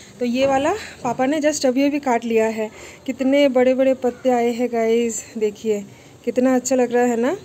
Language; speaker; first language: Hindi; non-native, local second language; Bangla